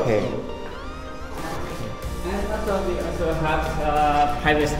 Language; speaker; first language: English; non-native, learner; Thai